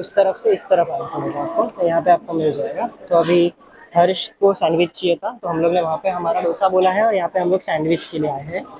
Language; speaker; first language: Hindi; non-native, local second language; Marathi